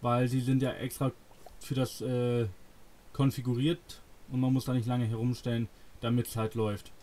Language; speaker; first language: German; native; German